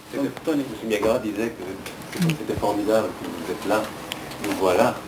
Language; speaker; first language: French; non-native, fluent; Japanese